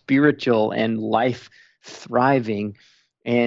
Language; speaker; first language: English; native; English